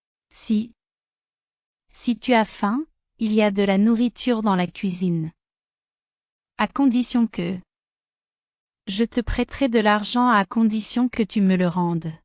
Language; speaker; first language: French; non-native, fluent; Spanish